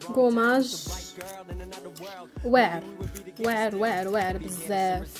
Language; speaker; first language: Arabic; native; Arabic